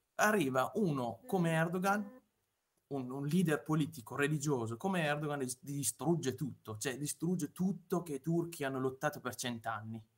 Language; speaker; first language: Italian; non-native, fluent; Persian